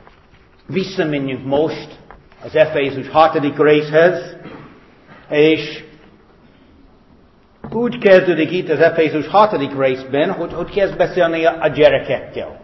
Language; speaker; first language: Hungarian; non-native, fluent; English